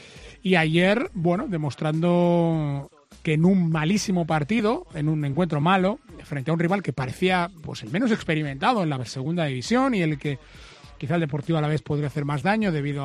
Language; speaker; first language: Spanish; native; Spanish